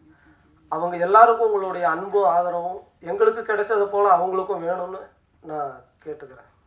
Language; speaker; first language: Tamil; native; Tamil